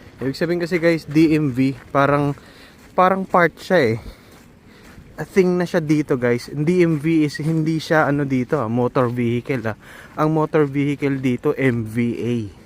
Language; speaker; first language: Filipino; native; Filipino